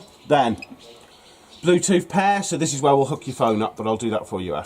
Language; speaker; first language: English; native; English